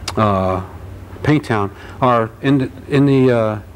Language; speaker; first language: English; native; English